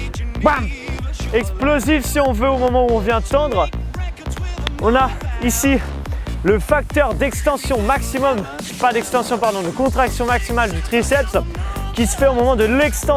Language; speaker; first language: French; native; French